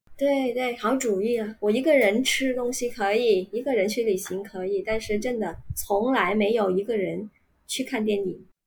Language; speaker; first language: Chinese; non-native, fluent; Vietnamese